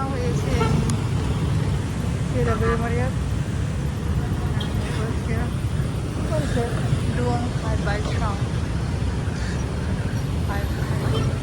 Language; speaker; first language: English; non-native, learner; Indonesian